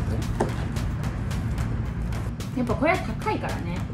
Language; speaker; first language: Japanese; native; Japanese